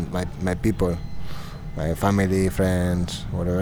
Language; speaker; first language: English; non-native, fluent; Spanish